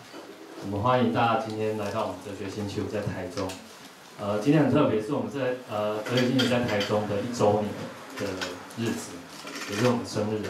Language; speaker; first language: Chinese; native; Chinese